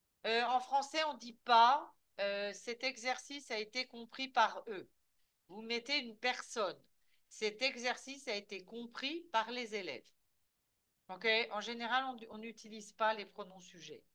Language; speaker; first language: French; non-native, fluent; Spanish